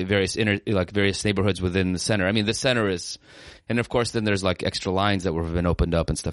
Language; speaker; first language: English; native; English